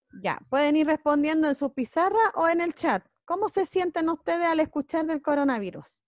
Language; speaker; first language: Spanish; native; Spanish